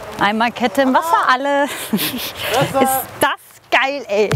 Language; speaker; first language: German; native; German